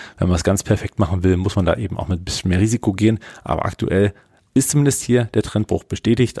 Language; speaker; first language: German; native; German